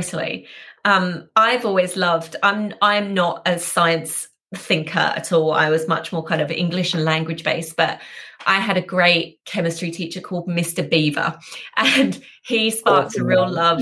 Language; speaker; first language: English; native; English